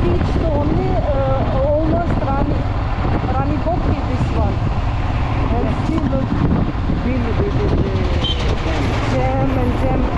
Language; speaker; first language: English; non-native, learner; Russian